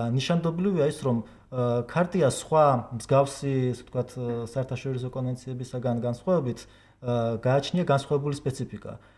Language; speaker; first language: Georgian; non-native, local second language; Kurdish